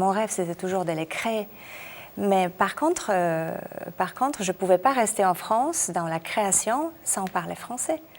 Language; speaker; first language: French; non-native, fluent; Polish